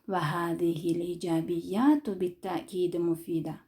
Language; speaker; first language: Arabic; non-native, learner; Kyrgyz